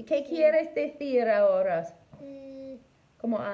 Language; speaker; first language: Spanish; non-native, learner; English